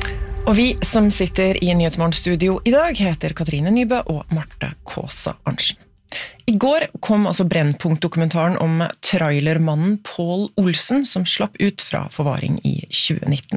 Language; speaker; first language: Norwegian; native; Norwegian